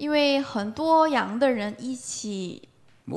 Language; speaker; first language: Chinese; non-native, learner; Korean